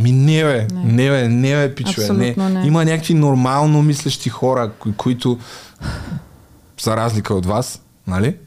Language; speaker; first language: Bulgarian; native; Bulgarian